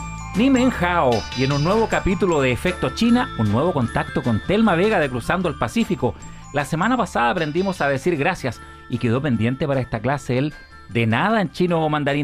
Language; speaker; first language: Spanish; native; Spanish